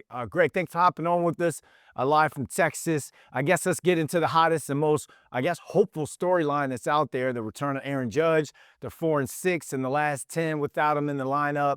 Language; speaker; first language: English; native; English